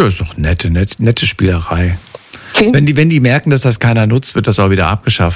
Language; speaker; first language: German; native; German